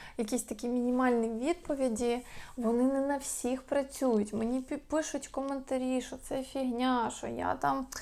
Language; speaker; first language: Ukrainian; non-native, local second language; Russian